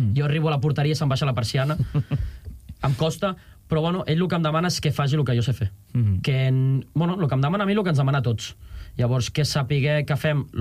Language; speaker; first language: Catalan; native; Catalan